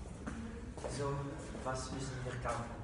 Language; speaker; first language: German; non-native, learner; French